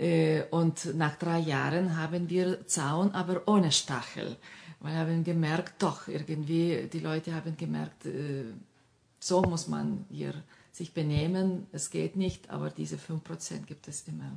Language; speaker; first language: German; non-native, fluent; Lithuanian